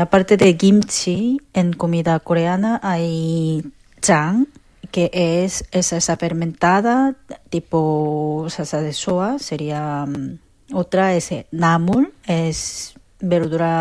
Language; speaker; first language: Spanish; non-native, fluent; Korean